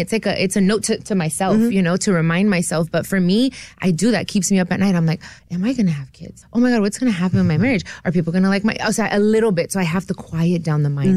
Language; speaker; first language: English; early bilingual, other home language; Spanish